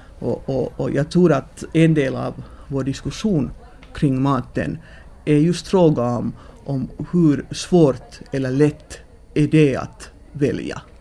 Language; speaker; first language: Swedish; non-native, local second language; Finnish